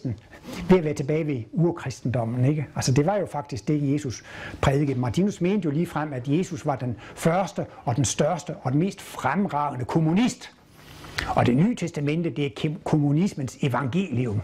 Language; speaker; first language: Danish; native; Danish